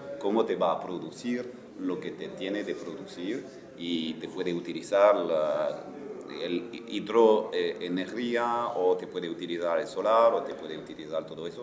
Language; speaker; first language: Spanish; non-native, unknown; French